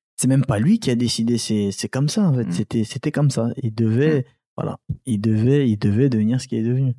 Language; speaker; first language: French; early bilingual, other home language; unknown